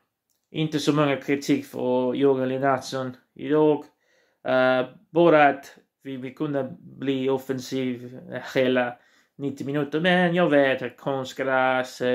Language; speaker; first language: Swedish; non-native, learner; Portuguese